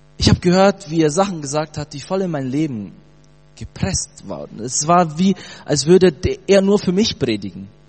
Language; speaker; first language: German; early bilingual, other home language; Portuguese